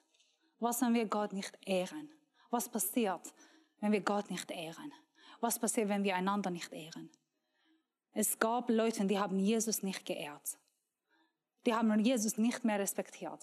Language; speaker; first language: German; non-native, learner; Persian